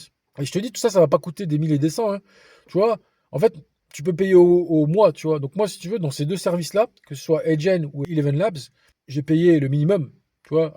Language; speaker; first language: French; native; French